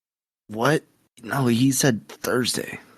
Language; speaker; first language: English; native; English